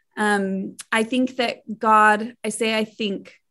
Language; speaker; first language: English; native; English